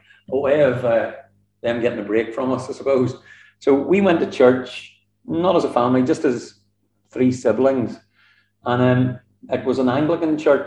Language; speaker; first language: English; native; English